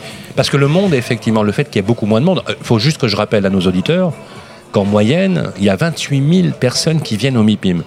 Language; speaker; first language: French; native; French